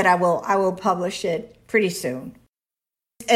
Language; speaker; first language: English; early bilingual, other home language; Spanish